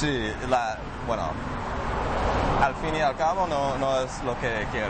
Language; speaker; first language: Spanish; non-native, fluent; English